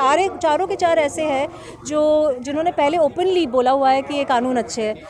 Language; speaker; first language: Hindi; non-native, local second language; Bangla